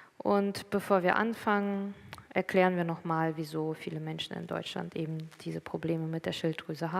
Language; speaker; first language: German; native; German